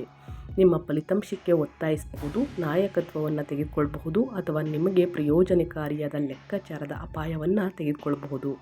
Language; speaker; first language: Kannada; native; Kannada